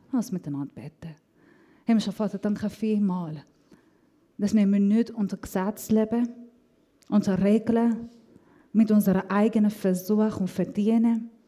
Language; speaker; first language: German; non-native, fluent; Persian